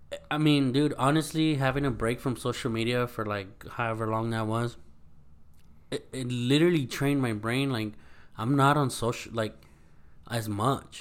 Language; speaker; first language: English; early bilingual, other home language; Spanish